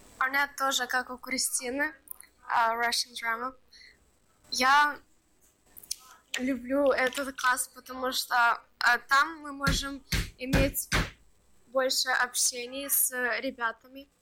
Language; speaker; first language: Russian; early bilingual, other home language; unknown